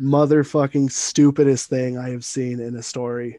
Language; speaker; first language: English; native; English